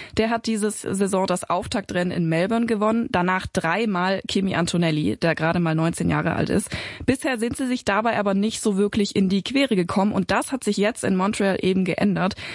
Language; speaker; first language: German; native; German